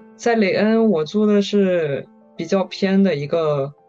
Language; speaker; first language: Chinese; non-native, fluent; French